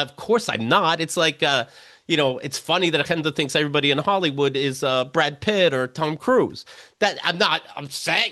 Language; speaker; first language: English; native; English